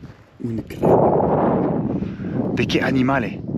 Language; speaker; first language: Spanish; non-native, learner; French